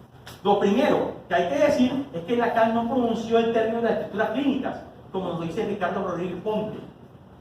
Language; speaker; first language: Spanish; native; Spanish